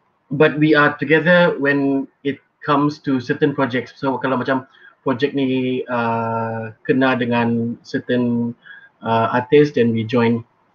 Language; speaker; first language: English; non-native, local second language; Malay